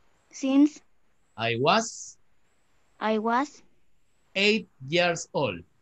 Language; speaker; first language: English; non-native, fluent; Spanish